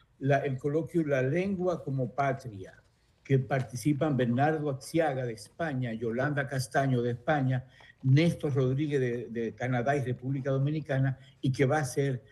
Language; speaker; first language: Spanish; native; Spanish